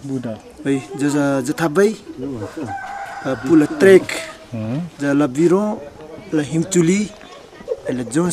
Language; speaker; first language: French; non-native, learner; Nepali